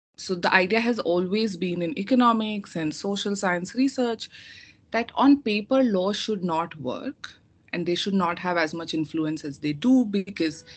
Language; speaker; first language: English; non-native, local second language; Hindi